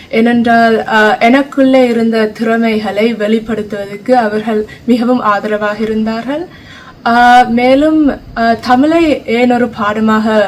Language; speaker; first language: Tamil; early bilingual, heritage; Tamil